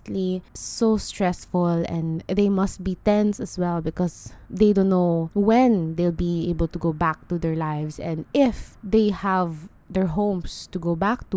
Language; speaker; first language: English; non-native, local second language; Filipino